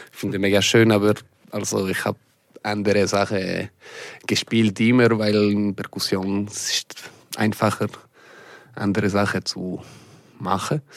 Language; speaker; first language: German; non-native, local second language; French